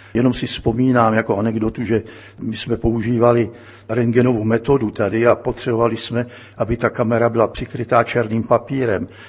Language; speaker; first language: Czech; native; Czech